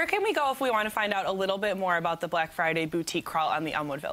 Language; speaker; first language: English; native; English